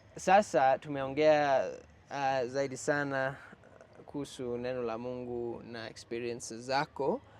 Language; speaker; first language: Swahili; non-native, fluent; English